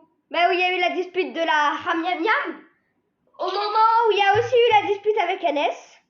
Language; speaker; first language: French; native; French